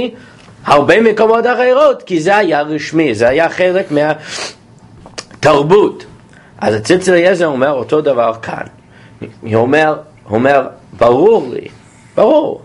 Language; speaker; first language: Hebrew; non-native, fluent; English